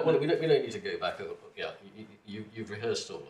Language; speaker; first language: English; native; English